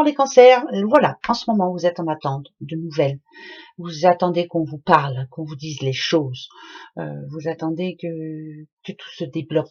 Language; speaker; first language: French; native; French